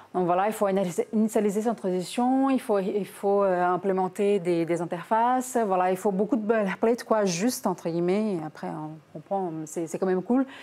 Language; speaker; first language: French; non-native, fluent; Portuguese